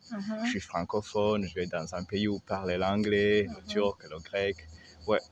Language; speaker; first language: French; non-native, local second language; Rundi